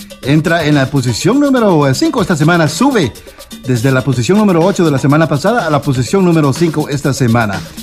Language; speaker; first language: Spanish; native; Spanish